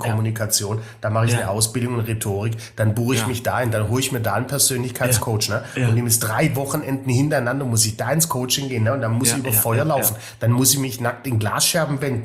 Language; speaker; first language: German; native; German